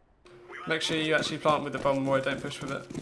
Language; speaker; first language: English; native; English